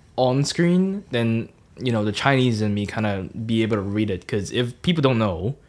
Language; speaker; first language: English; non-native, local second language; Cantonese